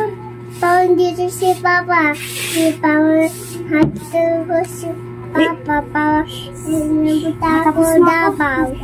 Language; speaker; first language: Filipino; non-native, local second language; Cebuano